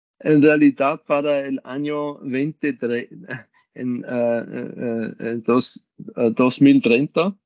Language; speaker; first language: Spanish; non-native, learner; German